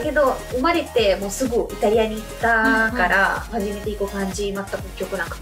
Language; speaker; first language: Japanese; non-native, fluent; Italian